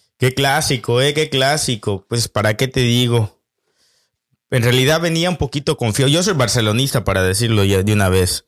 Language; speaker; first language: Spanish; native; Spanish